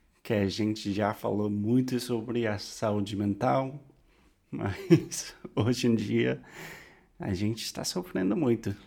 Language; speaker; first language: Portuguese; non-native, fluent; English